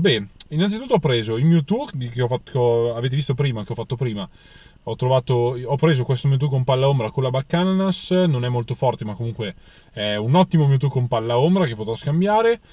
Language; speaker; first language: Italian; native; Italian